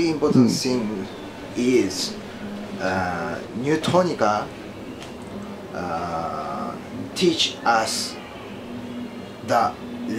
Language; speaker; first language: English; non-native, learner; Japanese